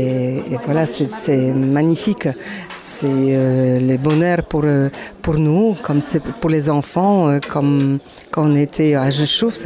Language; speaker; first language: French; non-native, learner; Polish